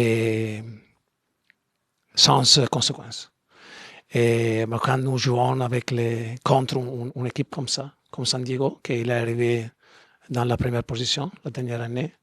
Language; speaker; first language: French; non-native, learner; Italian